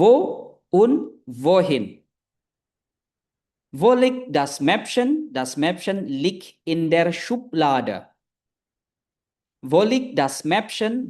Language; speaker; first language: German; non-native, fluent; Indonesian